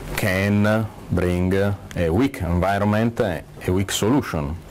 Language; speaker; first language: English; non-native, fluent; Italian